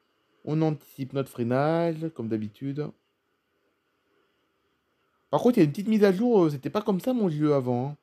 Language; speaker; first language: French; native; French